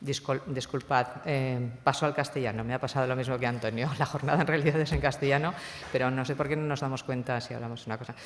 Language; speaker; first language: Spanish; non-native, local second language; Catalan